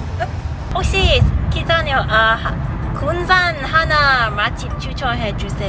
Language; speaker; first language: Korean; non-native, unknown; Cantonese